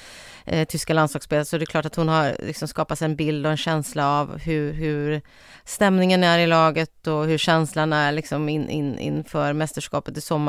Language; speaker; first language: Swedish; native; Swedish